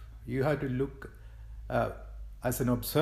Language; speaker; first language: English; non-native, local second language; Malayalam